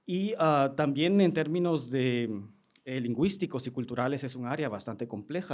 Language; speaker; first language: Spanish; native; Spanish